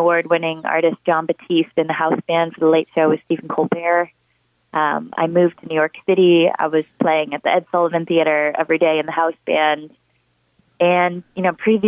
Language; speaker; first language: English; native; English